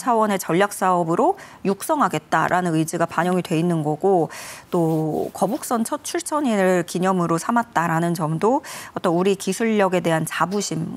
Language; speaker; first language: Korean; native; Korean